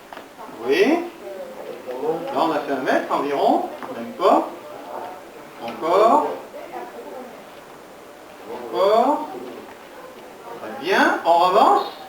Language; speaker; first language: French; native; French